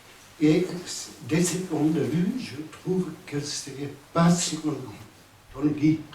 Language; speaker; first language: French; non-native, fluent; Spanish